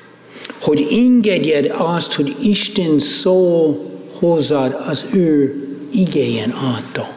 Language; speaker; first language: Hungarian; non-native, fluent; English